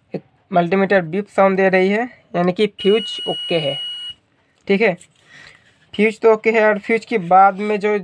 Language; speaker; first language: Hindi; non-native, local second language; Bangla